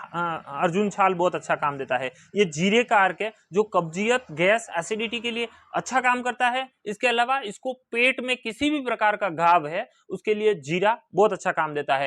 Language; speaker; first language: Hindi; native; Hindi